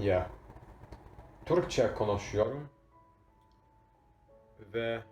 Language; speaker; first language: Turkish; non-native, learner; English